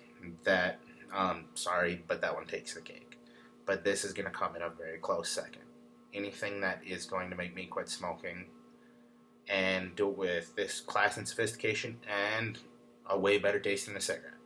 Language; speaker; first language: English; native; English